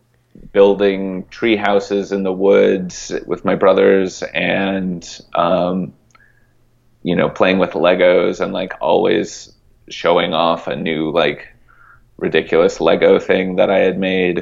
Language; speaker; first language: English; native; English